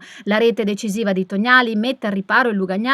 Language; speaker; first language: Italian; native; Italian